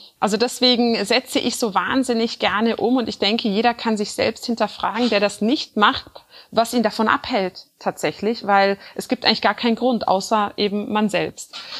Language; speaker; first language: German; early bilingual, other home language; Turkish